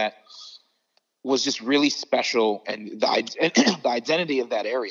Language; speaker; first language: English; native; English